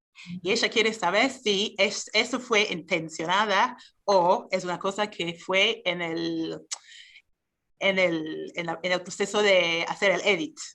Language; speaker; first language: Spanish; non-native, fluent; English